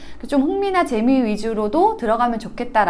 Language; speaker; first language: Korean; native; Korean